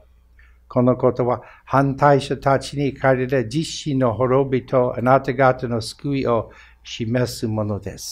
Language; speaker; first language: Japanese; non-native, fluent; English